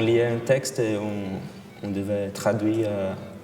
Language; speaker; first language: French; non-native, fluent; Portuguese